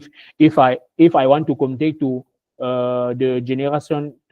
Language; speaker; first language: English; non-native, learner; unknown